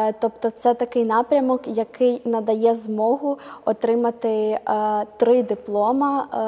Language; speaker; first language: Ukrainian; native; Ukrainian